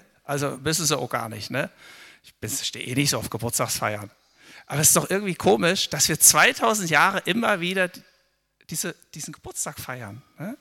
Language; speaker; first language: German; native; German